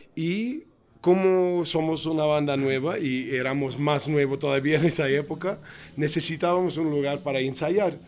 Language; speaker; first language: Spanish; non-native, fluent; English